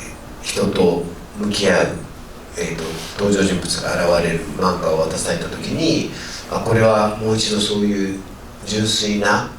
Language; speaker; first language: Japanese; native; Japanese